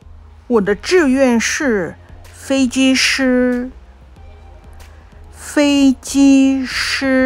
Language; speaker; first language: Chinese; non-native, local second language; Cantonese